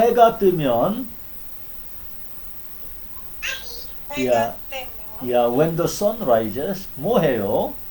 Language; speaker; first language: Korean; non-native, fluent; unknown